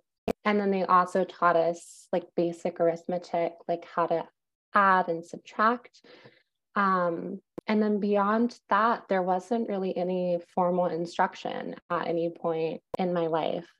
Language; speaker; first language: English; native; English